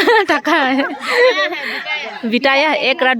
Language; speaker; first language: Hindi; non-native, local second language; Assamese